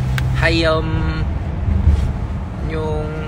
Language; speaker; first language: Korean; native; Korean